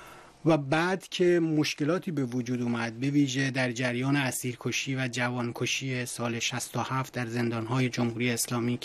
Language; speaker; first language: Persian; native; Persian